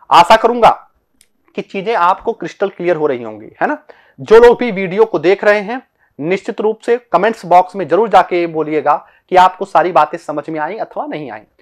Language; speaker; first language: Hindi; native; Hindi